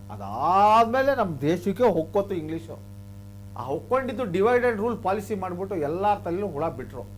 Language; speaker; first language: Kannada; native; Kannada